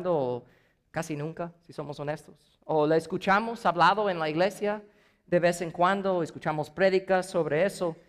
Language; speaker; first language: Spanish; non-native, fluent; English